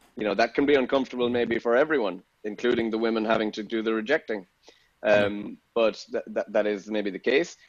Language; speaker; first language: English; native; English